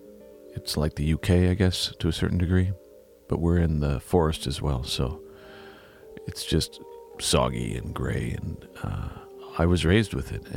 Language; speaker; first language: English; native; English